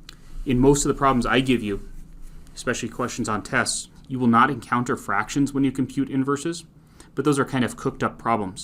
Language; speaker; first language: English; native; English